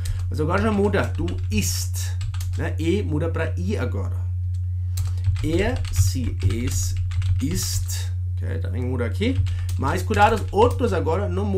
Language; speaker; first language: Portuguese; non-native, fluent; German